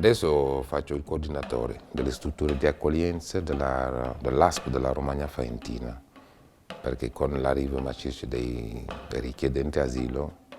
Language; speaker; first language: Italian; non-native, fluent; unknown